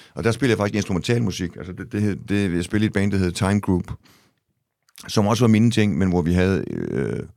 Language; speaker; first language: Danish; early bilingual, other home language; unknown